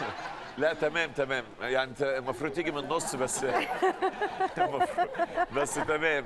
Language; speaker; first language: Arabic; native; Arabic